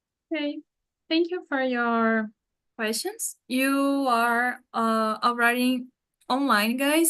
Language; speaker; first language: English; non-native, fluent; Portuguese